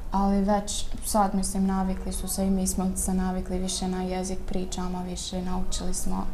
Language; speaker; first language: Croatian; early bilingual, other home language; Bosnian